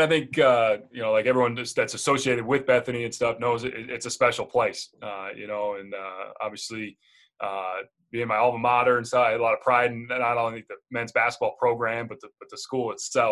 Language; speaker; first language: English; native; English